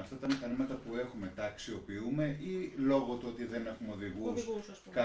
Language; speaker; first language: Greek; native; Greek